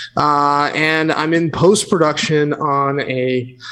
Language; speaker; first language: English; native; English